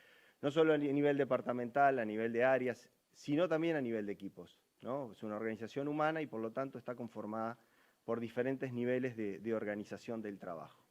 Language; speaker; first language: Spanish; native; Spanish